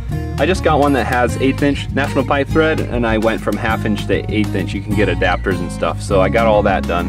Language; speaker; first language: English; native; English